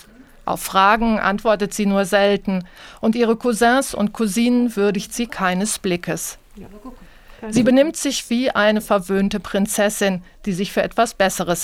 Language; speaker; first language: German; native; German